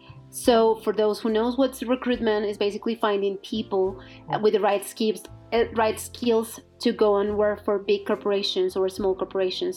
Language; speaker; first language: English; non-native, fluent; Spanish